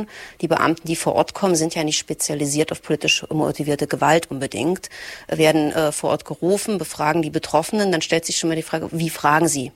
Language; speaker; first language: German; native; German